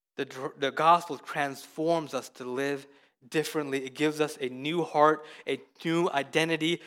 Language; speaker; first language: English; early bilingual, other home language; Hindi